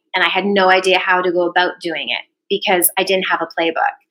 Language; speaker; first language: English; native; English